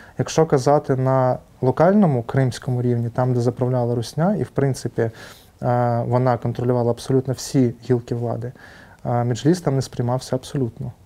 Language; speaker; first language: Ukrainian; non-native, local second language; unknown